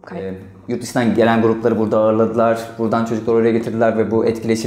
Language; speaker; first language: Turkish; native; Turkish